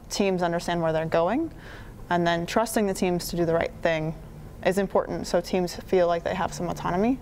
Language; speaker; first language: English; native; English